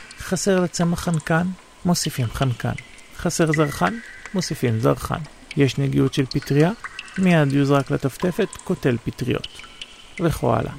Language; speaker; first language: Hebrew; native; Hebrew